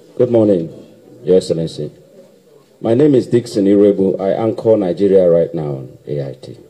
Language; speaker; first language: English; native; English